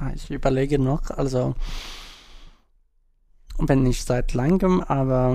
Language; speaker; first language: German; non-native, learner; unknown